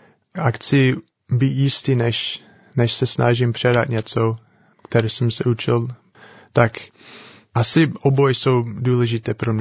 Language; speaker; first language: Czech; non-native, fluent; English